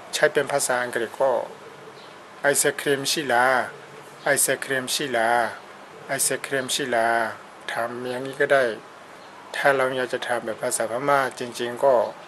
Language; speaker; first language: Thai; non-native, fluent; Burmese